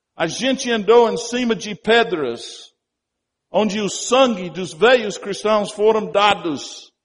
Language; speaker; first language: Portuguese; non-native, fluent; English